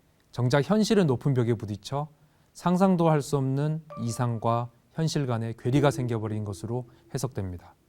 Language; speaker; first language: Korean; native; Korean